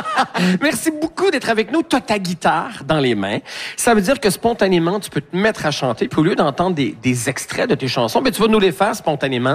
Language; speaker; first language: French; native; French